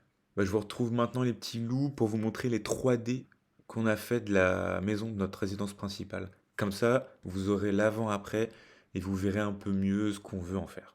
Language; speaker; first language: French; native; French